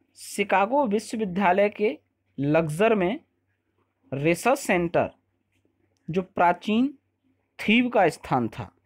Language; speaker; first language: Hindi; native; Hindi